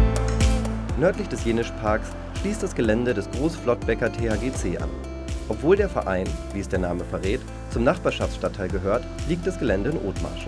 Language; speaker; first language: German; native; German